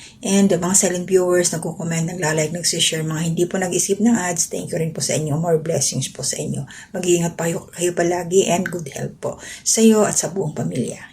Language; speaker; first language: Filipino; non-native, local second language; Waray